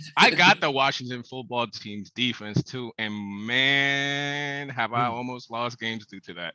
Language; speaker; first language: English; early bilingual, other home language; Spanish